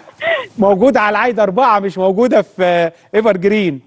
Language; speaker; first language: Arabic; native; Arabic